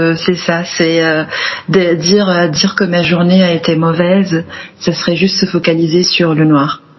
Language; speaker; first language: French; non-native, local second language; Arabic